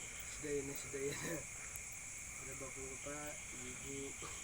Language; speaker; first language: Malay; non-native, local second language; Sundanese